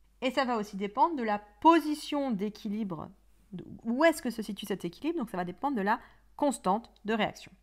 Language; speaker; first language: French; native; French